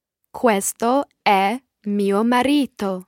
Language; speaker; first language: Italian; non-native, learner; English